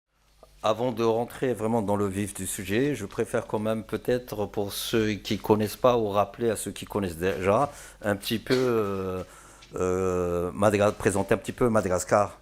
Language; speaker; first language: French; non-native, local second language; Malagasy